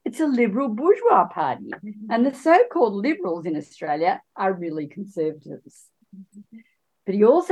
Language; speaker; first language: English; native; English